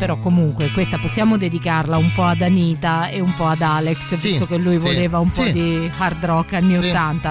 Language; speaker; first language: Italian; native; Italian